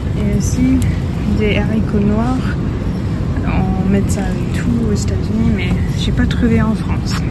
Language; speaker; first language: French; non-native, fluent; English